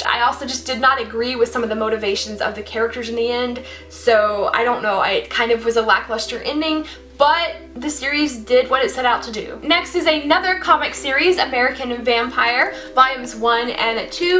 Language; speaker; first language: English; native; English